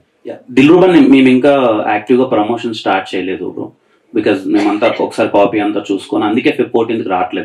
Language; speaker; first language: Telugu; native; Telugu